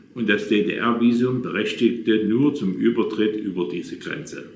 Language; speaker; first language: German; native; German